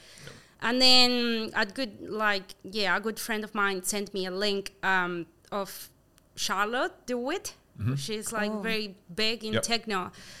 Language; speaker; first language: English; non-native, fluent; Spanish